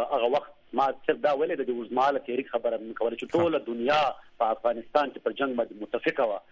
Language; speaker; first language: Pashto; native; Pashto